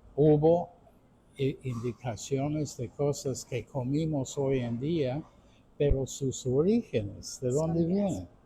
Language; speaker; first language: Spanish; non-native, fluent; English